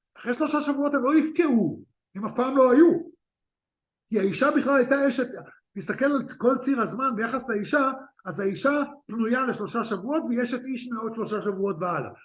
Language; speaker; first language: Hebrew; native; Hebrew